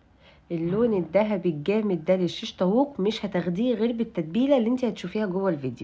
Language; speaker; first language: Arabic; native; Arabic